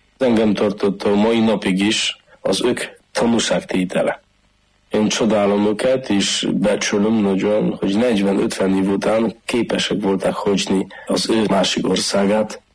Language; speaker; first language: Hungarian; non-native, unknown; Polish